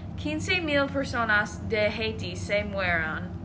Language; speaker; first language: Spanish; non-native, learner; English